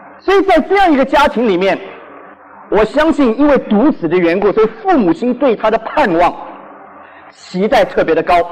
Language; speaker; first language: Chinese; non-native, local second language; Cantonese